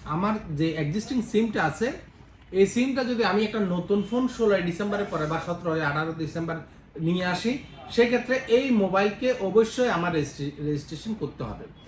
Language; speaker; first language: Bangla; native; Bangla